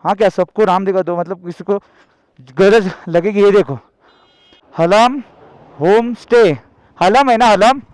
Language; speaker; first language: Hindi; non-native, local second language; Marathi